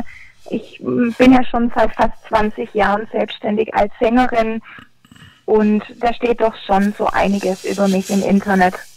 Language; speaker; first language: German; native; German